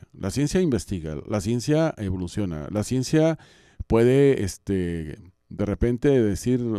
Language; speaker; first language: Spanish; native; Spanish